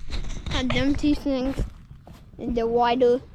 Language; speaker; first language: English; native; English